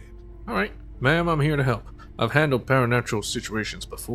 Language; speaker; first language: English; native; English